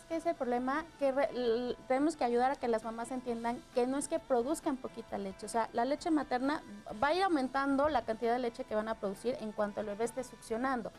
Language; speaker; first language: Spanish; native; Spanish